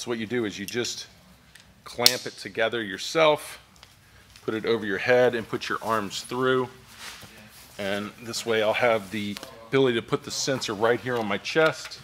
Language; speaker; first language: English; native; English